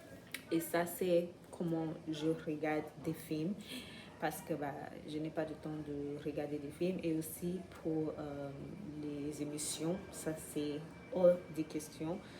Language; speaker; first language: French; non-native, learner; English